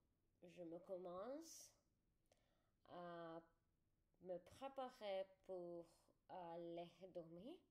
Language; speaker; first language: French; non-native, learner; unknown